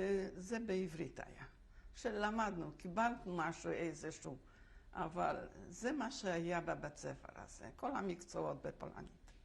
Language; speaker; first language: Hebrew; non-native, fluent; Polish